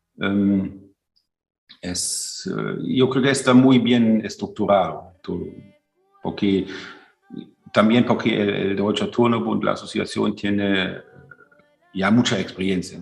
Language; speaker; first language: Spanish; non-native, fluent; German